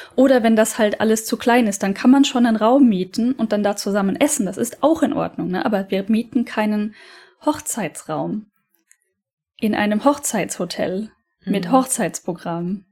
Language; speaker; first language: German; native; German